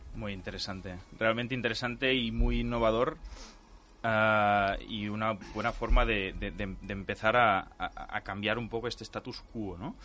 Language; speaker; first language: Spanish; non-native, local second language; Catalan